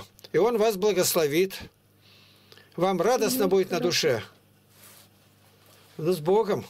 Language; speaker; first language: Russian; native; Russian